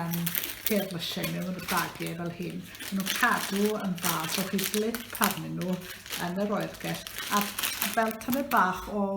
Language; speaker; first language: Welsh; native; Welsh